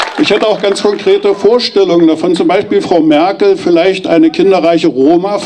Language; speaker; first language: German; native; German